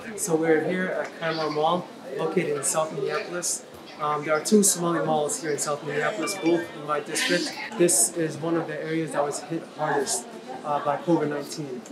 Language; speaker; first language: English; native; English